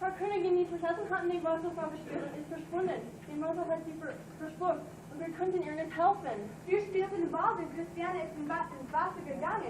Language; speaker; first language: German; non-native, learner; English